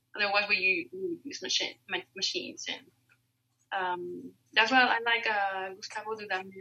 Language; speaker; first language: English; non-native, fluent; Spanish